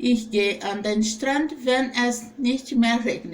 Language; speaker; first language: German; non-native, fluent; Portuguese